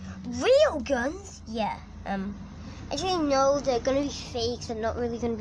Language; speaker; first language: English; native; English